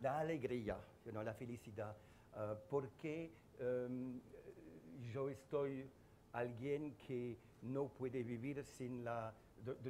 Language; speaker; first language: Spanish; non-native, learner; French